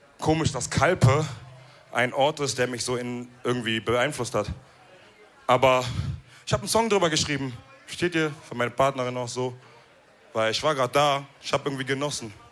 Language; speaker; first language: German; early bilingual, other home language; Wolof